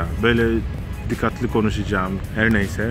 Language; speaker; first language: Turkish; non-native, fluent; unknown